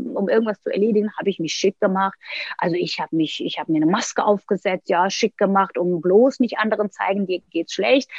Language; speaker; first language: German; non-native, fluent; Turkish